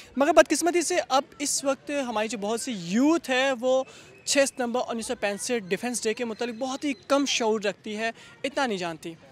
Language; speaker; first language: Urdu; native; Urdu